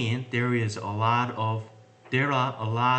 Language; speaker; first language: English; non-native, learner; Korean